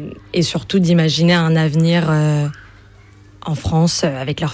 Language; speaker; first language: French; native; French